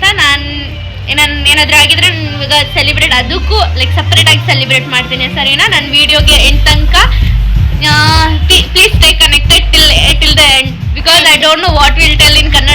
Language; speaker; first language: Kannada; non-native, local second language; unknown